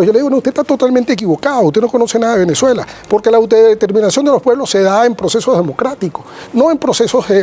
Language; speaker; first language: Spanish; native; Spanish